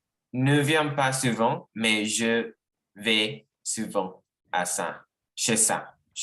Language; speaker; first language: French; non-native, learner; Spanish